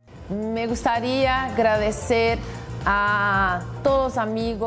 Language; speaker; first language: Spanish; non-native, fluent; Portuguese